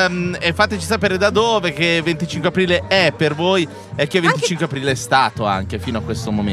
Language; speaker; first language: Italian; native; Italian